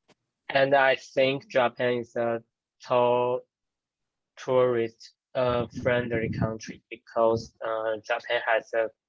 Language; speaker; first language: English; non-native, learner; Chinese